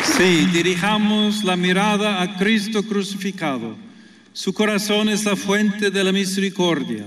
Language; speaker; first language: Spanish; non-native, fluent; English